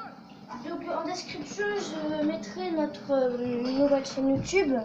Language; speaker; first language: French; native; French